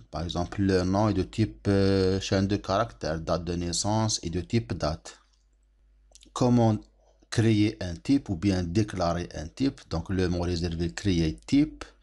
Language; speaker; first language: French; non-native, local second language; Arabic